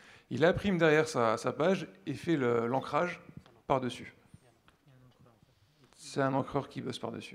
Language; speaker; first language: French; native; French